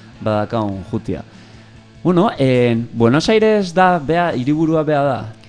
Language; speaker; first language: Basque; native; Basque